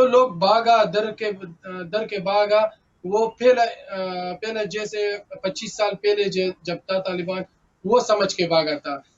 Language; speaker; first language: Hindi; early bilingual, other home language; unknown